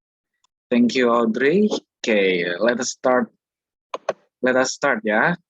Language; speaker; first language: English; non-native, fluent; Indonesian